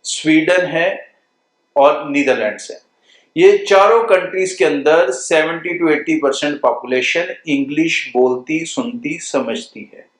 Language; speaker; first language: Hindi; non-native, local second language; Punjabi